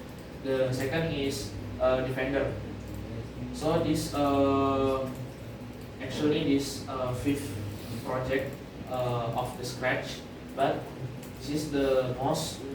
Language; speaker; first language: English; non-native, learner; Indonesian